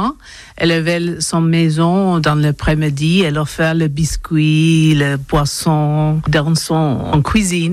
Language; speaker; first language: French; non-native, learner; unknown